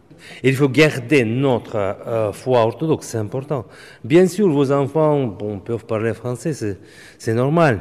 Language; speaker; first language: French; non-native, fluent; Russian